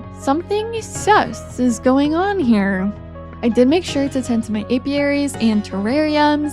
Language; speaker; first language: English; native; English